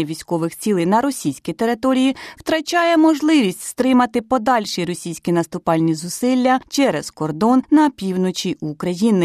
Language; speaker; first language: Ukrainian; native; Ukrainian